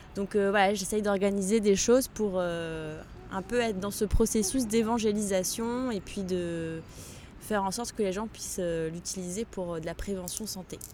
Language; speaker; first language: French; non-native, local second language; Arabic